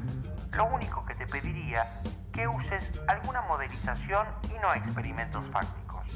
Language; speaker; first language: Spanish; native; Spanish